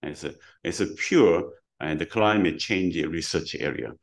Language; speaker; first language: English; non-native, learner; Korean